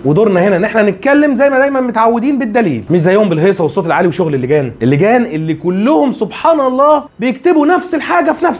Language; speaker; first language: Arabic; native; Arabic